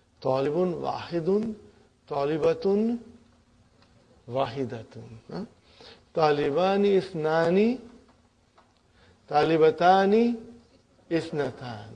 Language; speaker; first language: Arabic; non-native, fluent; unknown